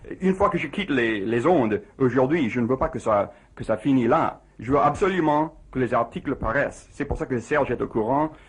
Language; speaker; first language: French; non-native, fluent; English